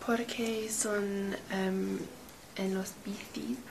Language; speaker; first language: Spanish; non-native, learner; English